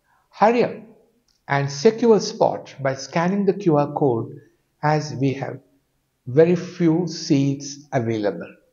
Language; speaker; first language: English; non-native, local second language; Malayalam